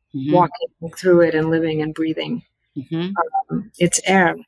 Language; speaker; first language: English; early bilingual, other home language; Bangla